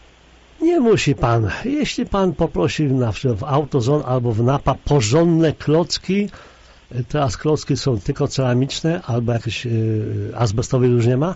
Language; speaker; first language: Polish; native; Polish